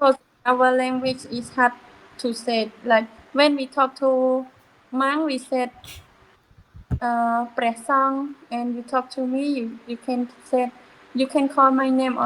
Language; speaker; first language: English; non-native, learner; Khmer